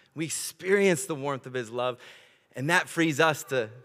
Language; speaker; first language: English; native; English